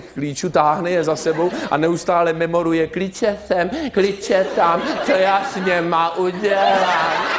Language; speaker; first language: Czech; native; Czech